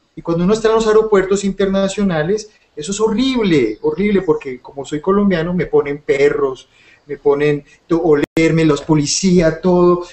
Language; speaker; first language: Spanish; native; Spanish